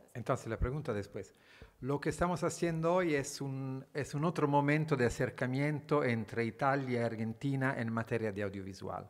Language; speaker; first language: Spanish; non-native, fluent; Italian